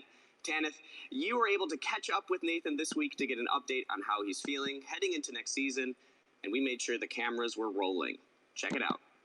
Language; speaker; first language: English; native; English